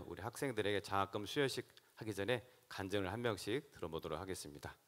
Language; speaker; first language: Korean; native; Korean